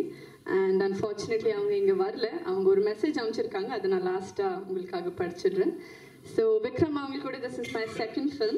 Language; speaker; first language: Tamil; non-native, fluent; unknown